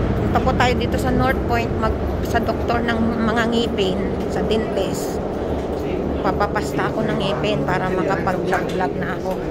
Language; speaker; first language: Filipino; native; Filipino